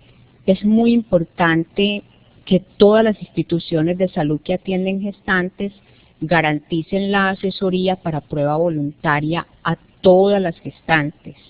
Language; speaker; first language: Spanish; native; Spanish